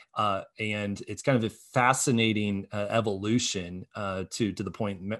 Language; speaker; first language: English; native; English